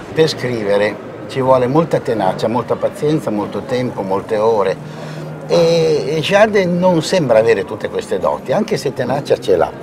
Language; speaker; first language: Italian; native; Italian